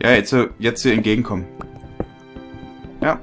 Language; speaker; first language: German; native; German